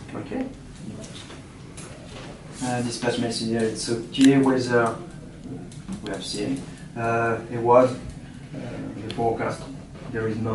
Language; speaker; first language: English; non-native, learner; French